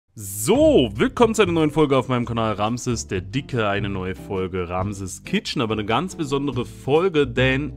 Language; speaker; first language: German; native; German